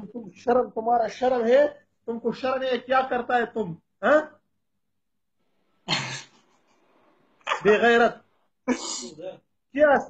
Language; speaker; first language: Hindi; non-native, learner; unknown